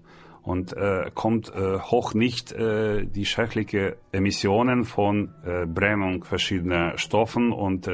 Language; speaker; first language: German; non-native, learner; Russian